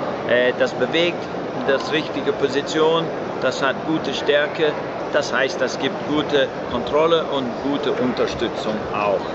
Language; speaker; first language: German; non-native, fluent; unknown